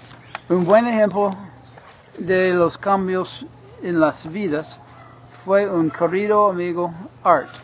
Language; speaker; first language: Spanish; non-native, fluent; English